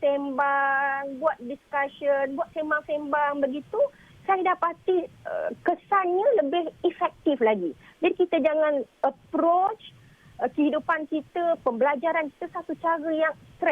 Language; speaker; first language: Malay; native; Malay